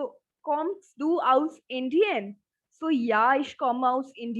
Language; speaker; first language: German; non-native, fluent; Hindi